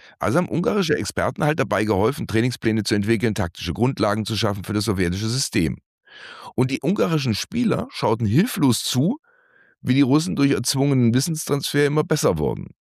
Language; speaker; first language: German; native; German